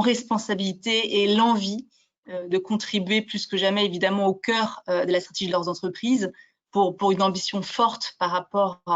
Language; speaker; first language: French; native; French